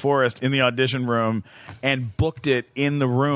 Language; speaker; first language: English; native; English